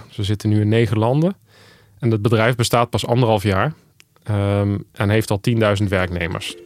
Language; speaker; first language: Dutch; native; Dutch